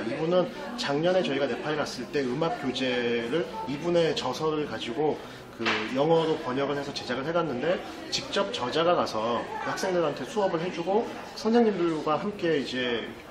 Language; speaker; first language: Korean; native; Korean